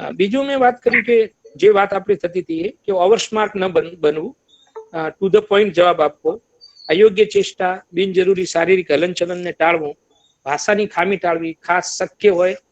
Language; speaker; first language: Gujarati; native; Gujarati